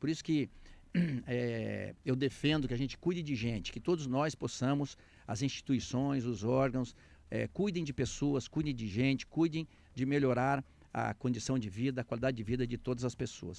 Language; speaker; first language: Portuguese; native; Portuguese